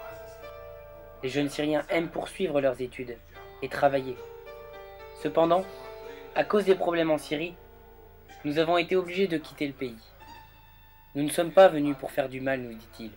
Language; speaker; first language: French; native; French